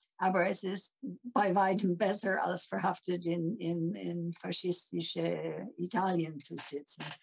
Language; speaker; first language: German; early bilingual, heritage; English